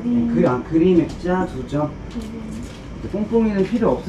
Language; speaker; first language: Korean; native; Korean